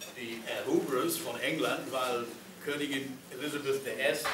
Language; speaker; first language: German; non-native, fluent; English